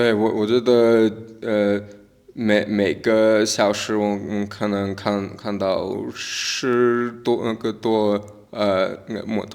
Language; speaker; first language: Chinese; non-native, learner; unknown